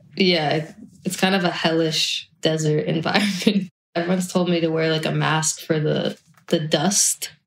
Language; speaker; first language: English; native; English